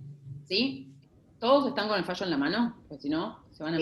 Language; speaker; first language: Spanish; native; Spanish